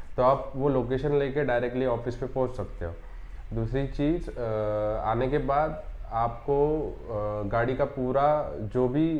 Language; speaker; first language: Hindi; non-native, local second language; Marathi